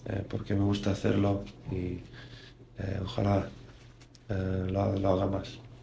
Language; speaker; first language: Spanish; non-native, fluent; Slovenian